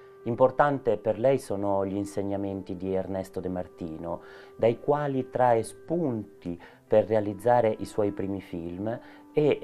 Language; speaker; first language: Italian; native; Italian